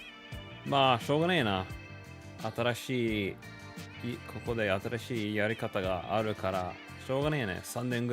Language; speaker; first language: Japanese; non-native, learner; English